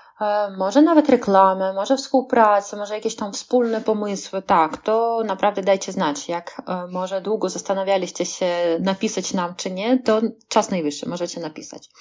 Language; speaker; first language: Polish; non-native, fluent; Russian